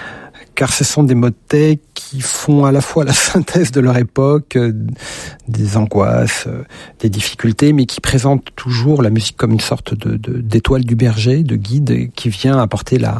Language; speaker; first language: French; native; French